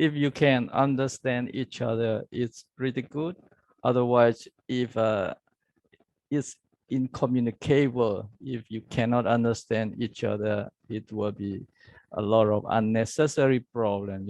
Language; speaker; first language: English; non-native, learner; Burmese